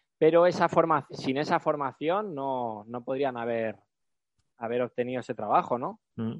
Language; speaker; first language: Spanish; native; Spanish